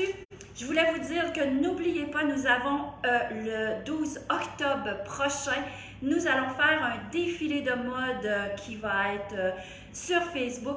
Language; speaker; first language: French; native; French